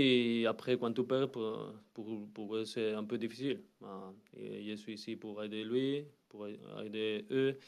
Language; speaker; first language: French; non-native, learner; Spanish